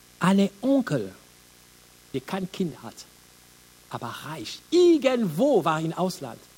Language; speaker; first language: German; non-native, learner; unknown